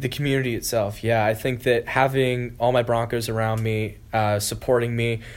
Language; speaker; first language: English; native; English